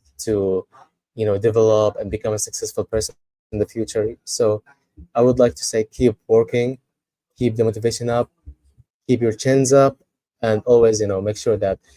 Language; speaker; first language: English; non-native, fluent; Arabic